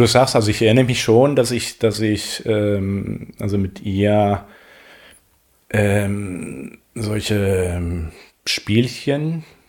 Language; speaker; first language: German; non-native, fluent; Spanish